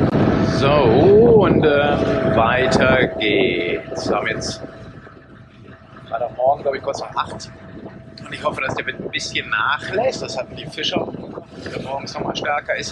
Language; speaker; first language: German; native; German